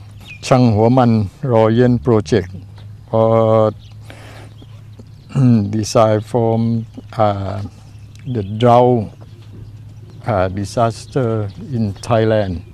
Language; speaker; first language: English; non-native, learner; Thai